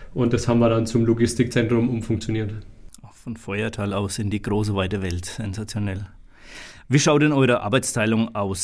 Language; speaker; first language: German; native; German